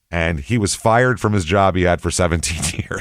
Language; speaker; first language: English; native; English